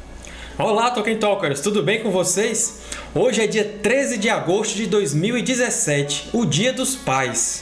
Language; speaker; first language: Portuguese; native; Portuguese